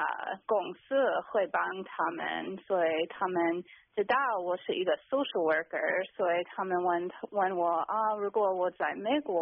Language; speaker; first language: Chinese; early bilingual, heritage; Chinese